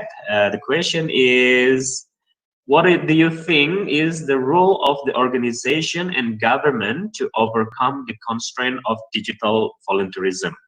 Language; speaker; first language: English; non-native, fluent; Indonesian